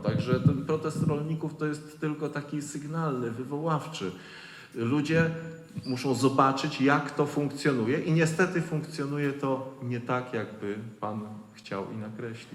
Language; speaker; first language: Polish; native; Polish